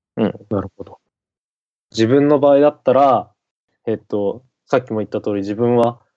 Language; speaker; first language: Japanese; native; Japanese